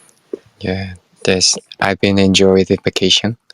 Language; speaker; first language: English; non-native, learner; Korean